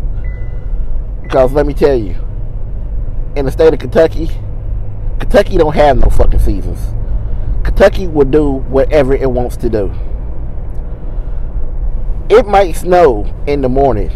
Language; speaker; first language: English; native; English